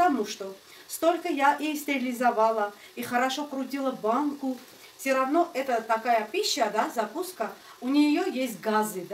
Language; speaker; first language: Russian; non-native, fluent; Armenian